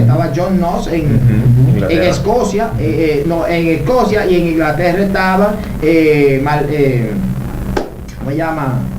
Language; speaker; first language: Spanish; native; Spanish